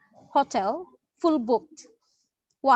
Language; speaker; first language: English; non-native, learner; Indonesian